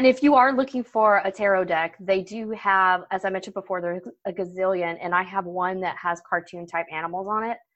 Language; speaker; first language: English; native; English